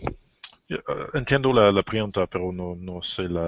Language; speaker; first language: Spanish; non-native, learner; French